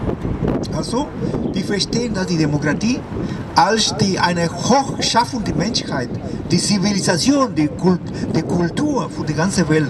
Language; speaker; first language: German; non-native, fluent; Spanish